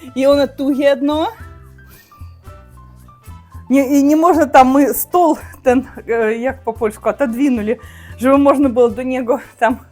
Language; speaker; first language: Polish; non-native, learner; Russian